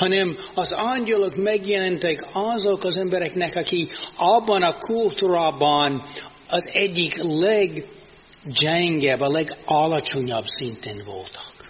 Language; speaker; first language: Hungarian; non-native, fluent; English